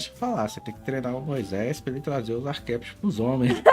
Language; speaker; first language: Portuguese; native; Portuguese